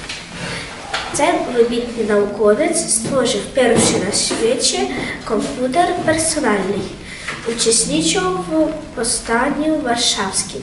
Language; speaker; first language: Polish; non-native, learner; Ukrainian